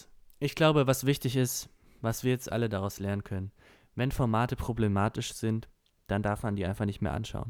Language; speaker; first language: German; native; German